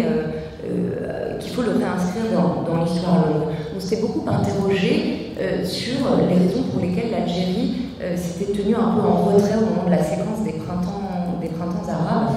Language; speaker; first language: French; native; French